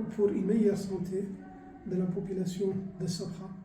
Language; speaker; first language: French; non-native, local second language; Arabic